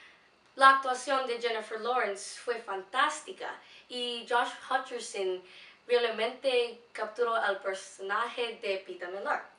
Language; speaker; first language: Spanish; non-native, learner; English